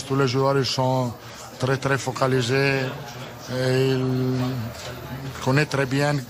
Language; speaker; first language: French; non-native, learner; Italian